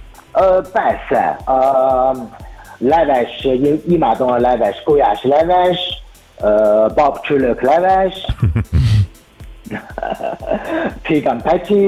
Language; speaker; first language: Hungarian; non-native, learner; Chinese